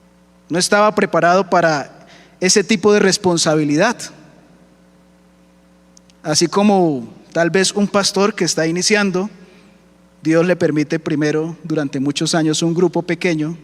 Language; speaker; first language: Spanish; native; Spanish